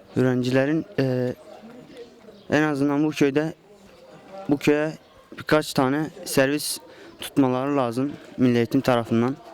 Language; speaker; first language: Turkish; native; Turkish